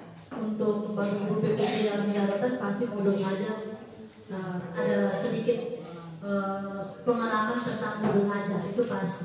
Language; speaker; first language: Indonesian; native; Indonesian